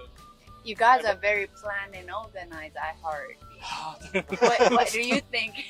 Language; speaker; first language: English; non-native, fluent; Japanese